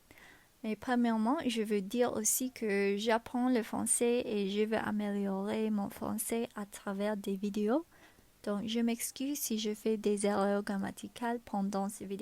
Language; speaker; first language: French; non-native, learner; English